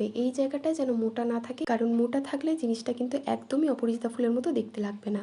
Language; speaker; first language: Bangla; native; Bangla